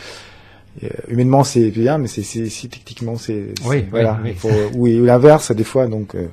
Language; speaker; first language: French; native; French